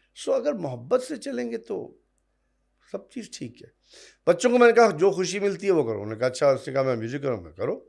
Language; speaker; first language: Urdu; non-native, local second language; Punjabi